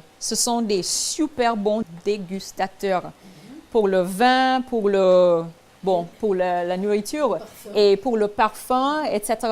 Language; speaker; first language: French; non-native, fluent; English